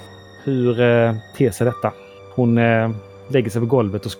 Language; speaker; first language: Swedish; native; Swedish